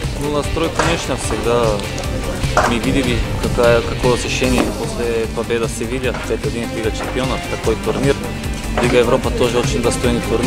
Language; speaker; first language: Russian; non-native, learner; Italian